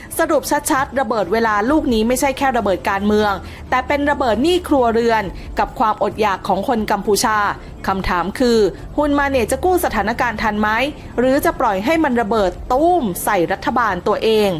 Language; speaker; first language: Thai; native; Thai